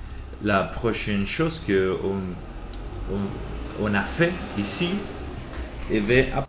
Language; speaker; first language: French; non-native, learner; Spanish